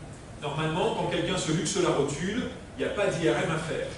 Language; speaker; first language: French; native; French